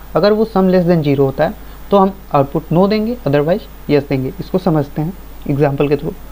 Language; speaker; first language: Hindi; native; Hindi